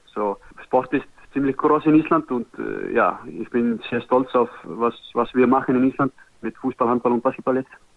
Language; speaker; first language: German; non-native, learner; Icelandic